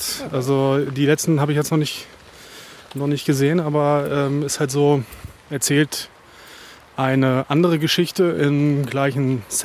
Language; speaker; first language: German; native; German